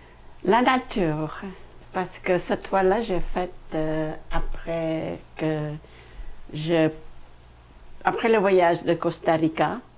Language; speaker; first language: French; non-native, fluent; Khmer